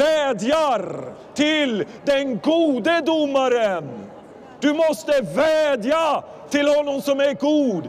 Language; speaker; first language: Swedish; non-native, fluent; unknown